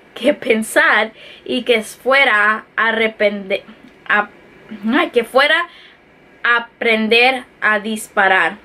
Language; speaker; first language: Spanish; early bilingual, heritage; Spanish